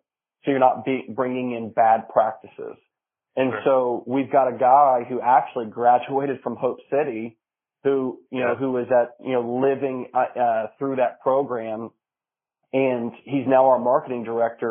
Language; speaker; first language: English; native; English